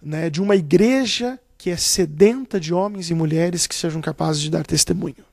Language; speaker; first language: Portuguese; native; Portuguese